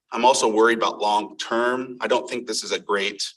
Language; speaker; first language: English; native; English